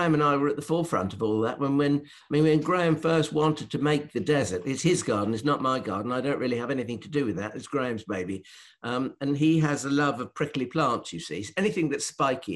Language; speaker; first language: English; native; English